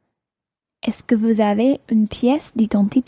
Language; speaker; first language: French; non-native, learner; English